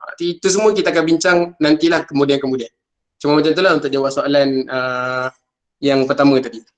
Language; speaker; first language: Malay; native; Malay